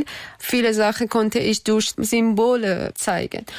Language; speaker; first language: German; non-native, learner; Persian